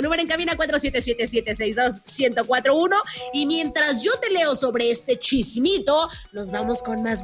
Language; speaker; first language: Spanish; native; Spanish